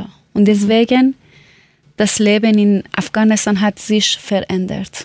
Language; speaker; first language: German; non-native, learner; Persian